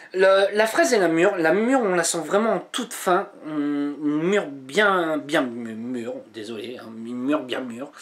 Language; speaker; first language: French; native; French